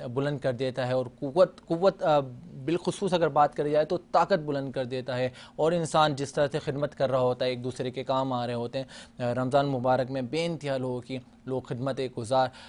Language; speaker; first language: Urdu; native; Urdu